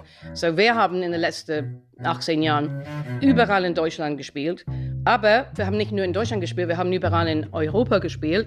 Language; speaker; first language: German; non-native, fluent; English